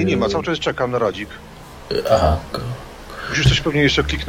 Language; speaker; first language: Polish; native; Polish